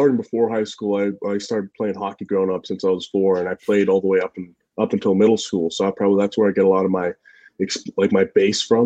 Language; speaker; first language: English; native; English